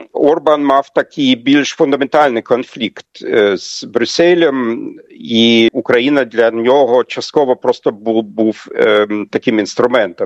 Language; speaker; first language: Ukrainian; non-native, fluent; German